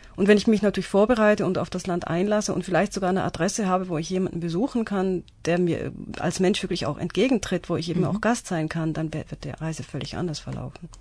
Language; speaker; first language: German; native; German